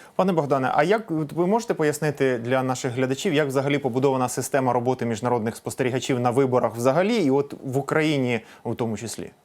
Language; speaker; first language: Ukrainian; native; Ukrainian